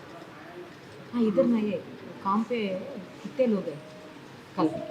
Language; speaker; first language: Hindi; non-native, local second language; Telugu